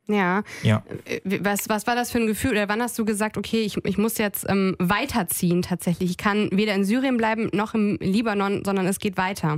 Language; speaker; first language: German; native; German